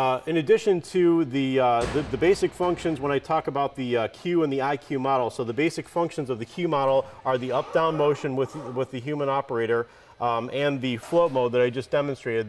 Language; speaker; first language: English; native; English